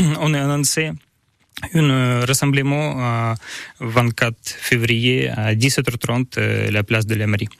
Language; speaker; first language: French; non-native, learner; Ukrainian